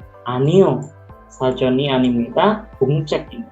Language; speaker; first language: Korean; non-native, local second language; Indonesian